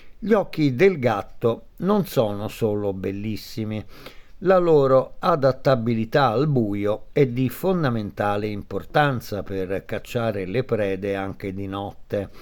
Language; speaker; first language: Italian; native; Italian